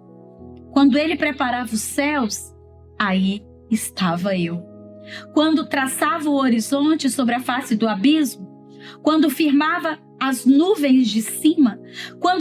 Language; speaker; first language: Portuguese; native; Portuguese